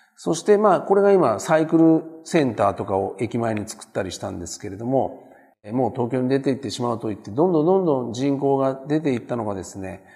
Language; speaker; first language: Japanese; native; Japanese